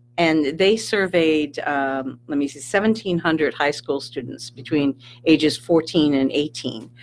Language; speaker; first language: English; native; English